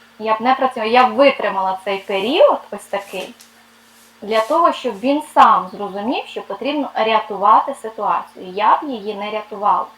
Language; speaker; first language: Ukrainian; non-native, local second language; Russian